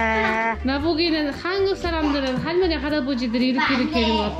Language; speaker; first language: Korean; non-native, fluent; Uzbek